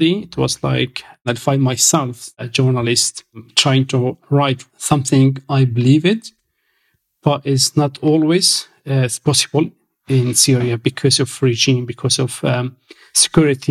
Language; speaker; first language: English; non-native, fluent; Arabic